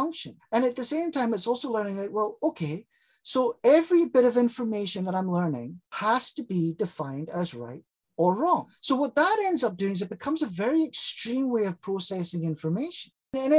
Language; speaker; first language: English; native; English